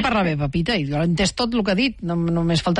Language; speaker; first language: Catalan; native; Catalan